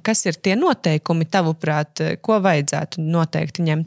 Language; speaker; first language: Latvian; native; Latvian